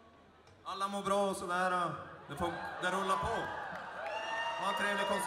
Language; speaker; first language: Swedish; native; Swedish